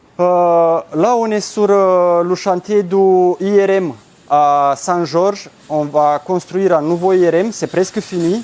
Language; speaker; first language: French; non-native, fluent; Romanian